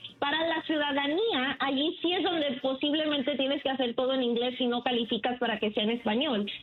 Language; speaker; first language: Spanish; early bilingual, heritage; Spanish